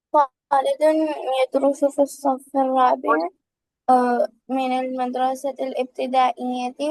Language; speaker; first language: Arabic; non-native, learner; Urdu